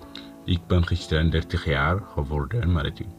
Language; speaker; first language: Dutch; non-native, fluent; Tigrinya